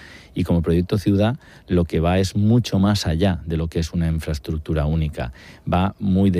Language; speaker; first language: Spanish; native; Spanish